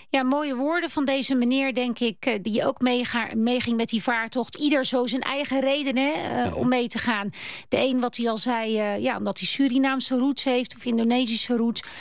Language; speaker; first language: Dutch; native; Dutch